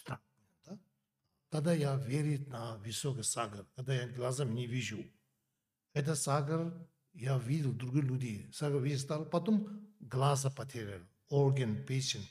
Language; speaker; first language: Russian; non-native, learner; Tibetan